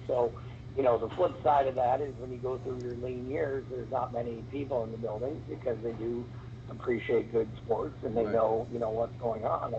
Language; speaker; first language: English; native; English